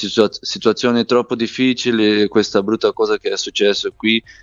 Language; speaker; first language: Italian; non-native, fluent; Portuguese